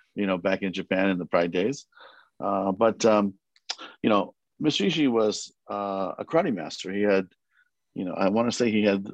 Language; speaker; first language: English; early bilingual, other home language; Korean